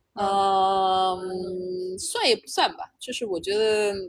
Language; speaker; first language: Chinese; non-native, fluent; Romanian